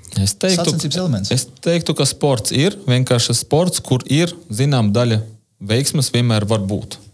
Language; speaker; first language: Latvian; non-native, local second language; Russian